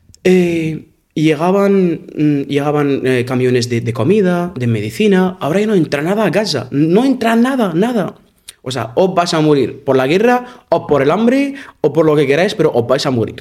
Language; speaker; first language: Spanish; non-native, fluent; Arabic